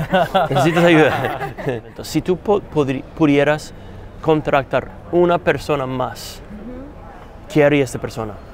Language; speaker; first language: Spanish; non-native, fluent; English